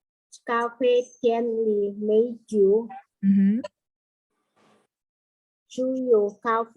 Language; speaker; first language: Chinese; non-native, learner; Indonesian